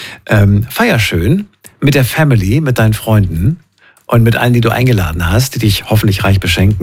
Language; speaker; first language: German; native; German